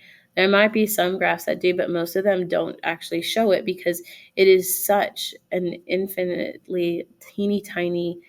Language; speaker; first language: English; native; English